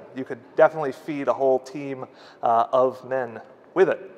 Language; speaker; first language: English; native; English